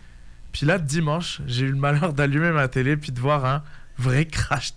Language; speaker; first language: French; native; French